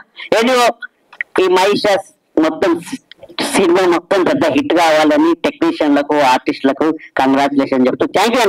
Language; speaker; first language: Telugu; native; Telugu